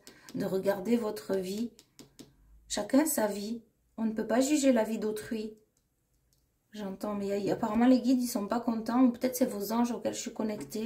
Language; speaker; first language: French; native; French